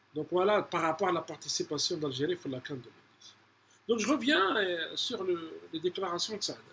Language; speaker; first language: French; non-native, local second language; Arabic